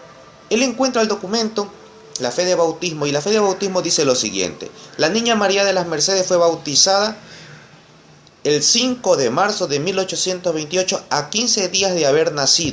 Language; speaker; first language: Spanish; native; Spanish